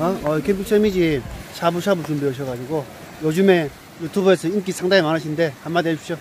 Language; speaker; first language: Korean; native; Korean